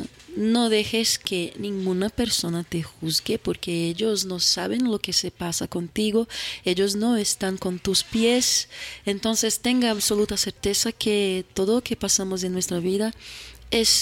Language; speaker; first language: Spanish; non-native, fluent; Portuguese